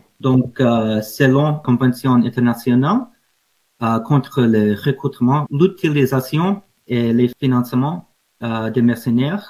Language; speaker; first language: French; non-native, learner; English